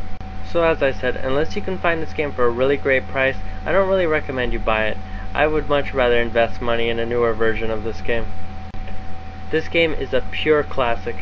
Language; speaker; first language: English; native; English